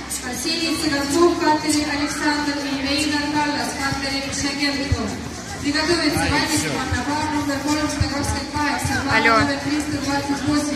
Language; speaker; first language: Russian; native; Russian